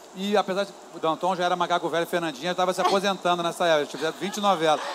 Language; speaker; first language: Portuguese; native; Portuguese